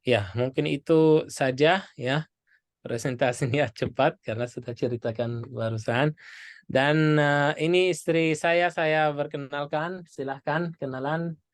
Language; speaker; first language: Indonesian; non-native, fluent; Arabic